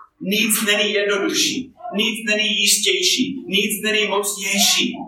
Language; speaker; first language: Czech; non-native, fluent; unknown